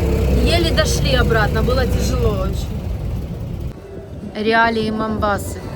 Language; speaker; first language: Russian; native; Russian